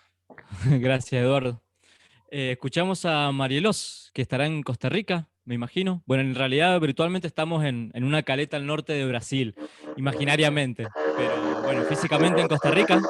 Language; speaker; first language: Spanish; native; Spanish